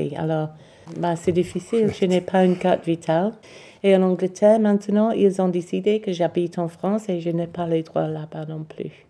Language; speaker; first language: French; non-native, learner; English